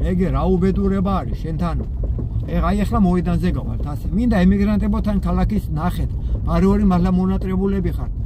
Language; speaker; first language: Georgian; native; Georgian